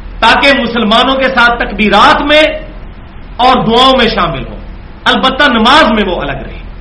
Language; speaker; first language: Urdu; non-native, local second language; Punjabi